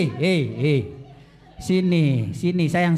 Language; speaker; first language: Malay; non-native, local second language; Javanese